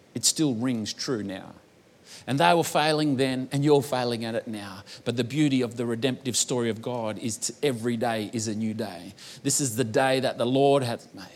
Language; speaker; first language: English; native; English